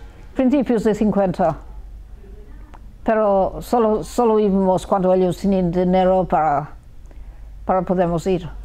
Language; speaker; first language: Spanish; early bilingual, heritage; Spanish